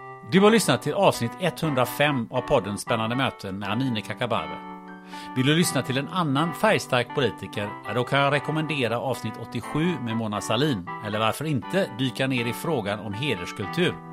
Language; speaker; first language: Swedish; native; Swedish